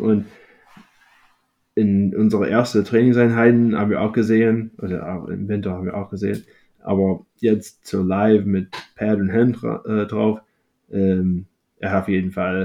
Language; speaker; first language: German; non-native, fluent; English